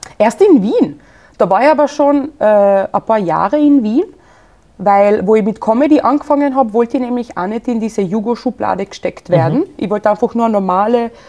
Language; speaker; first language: German; early bilingual, other home language; Serbian